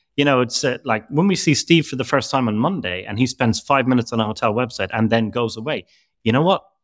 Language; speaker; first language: English; native; English